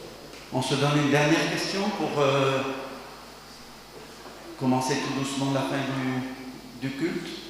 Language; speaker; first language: French; native; French